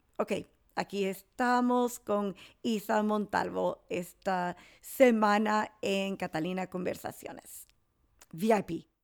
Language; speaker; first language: Spanish; early bilingual, heritage; English